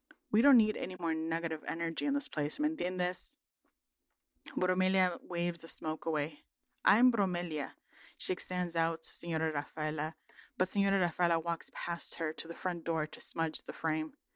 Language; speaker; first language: English; early bilingual, other home language; Spanish